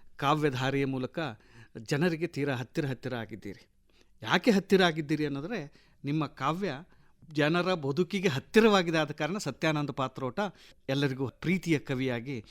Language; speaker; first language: Kannada; native; Kannada